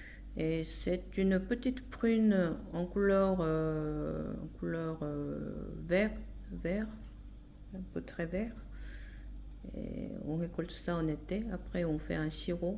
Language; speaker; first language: French; non-native, fluent; Korean